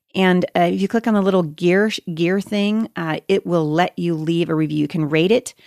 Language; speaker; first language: English; native; English